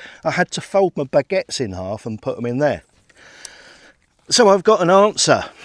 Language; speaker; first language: English; native; English